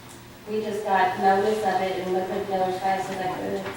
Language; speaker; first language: English; native; English